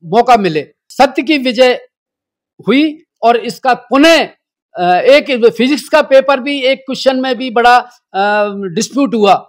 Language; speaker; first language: Hindi; native; Hindi